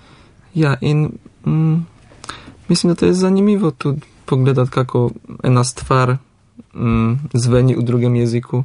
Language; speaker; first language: Slovenian; non-native, learner; Polish